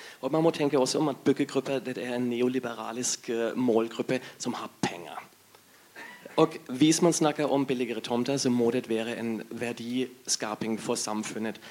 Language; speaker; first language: Norwegian; non-native, learner; German